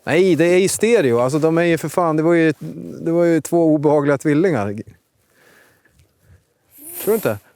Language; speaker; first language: Swedish; native; Swedish